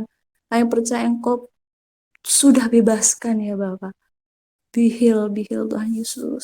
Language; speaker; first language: Indonesian; native; Indonesian